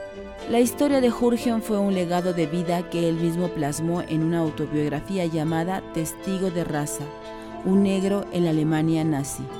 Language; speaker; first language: Spanish; native; Spanish